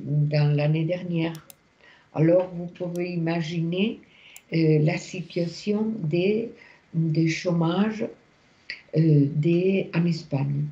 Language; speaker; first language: French; non-native, fluent; Spanish